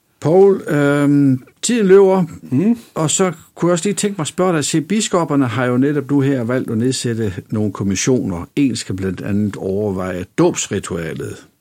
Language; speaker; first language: Danish; native; Danish